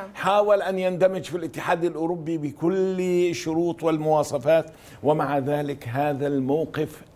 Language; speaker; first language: Arabic; native; Arabic